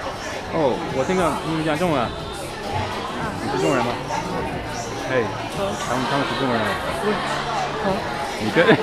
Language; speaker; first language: Chinese; non-native, learner; English